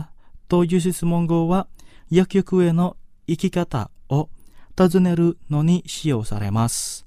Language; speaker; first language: Japanese; non-native, fluent; Indonesian